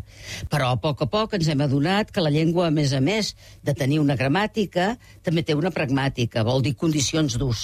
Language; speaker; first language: Catalan; native; Catalan